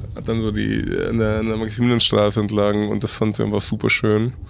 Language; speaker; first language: German; non-native, fluent; Spanish